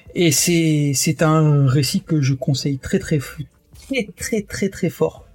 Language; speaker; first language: French; native; French